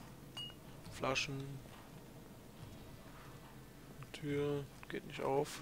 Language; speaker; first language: German; native; German